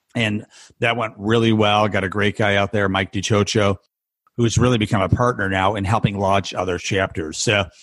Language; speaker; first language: English; native; English